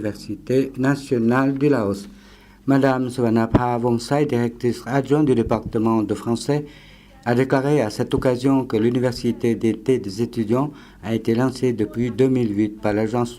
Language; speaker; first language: French; non-native, fluent; Lao